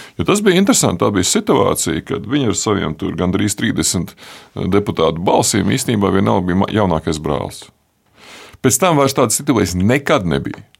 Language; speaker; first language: Latvian; native; Latvian